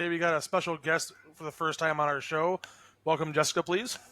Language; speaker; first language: English; native; English